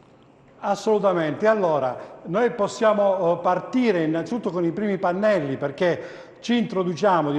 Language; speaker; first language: Italian; native; Italian